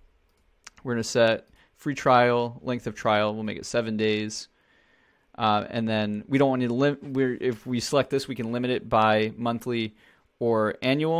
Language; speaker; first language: English; native; English